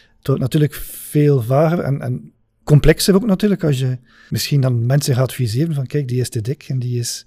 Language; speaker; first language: Dutch; native; Dutch